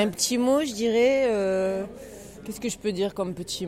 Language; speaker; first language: French; native; French